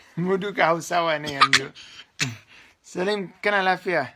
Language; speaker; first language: Hausa; non-native, learner; English